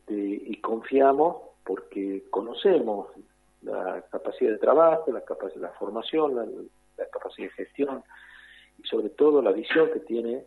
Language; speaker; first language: Spanish; native; Spanish